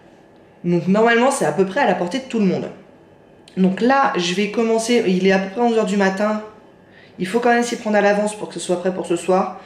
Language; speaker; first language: French; native; French